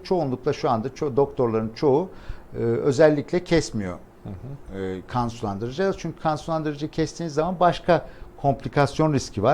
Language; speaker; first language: Turkish; native; Turkish